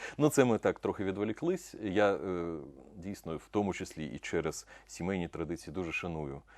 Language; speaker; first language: Ukrainian; non-native, local second language; Russian